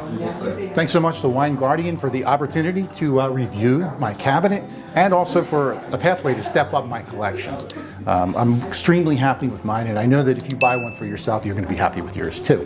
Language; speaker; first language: English; native; English